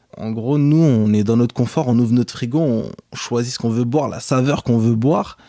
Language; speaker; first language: French; native; French